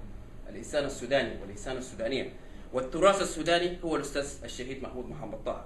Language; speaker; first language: Arabic; non-native, local second language; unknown